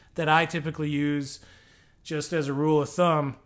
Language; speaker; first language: English; native; English